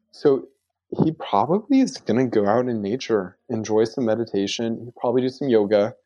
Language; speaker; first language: English; native; English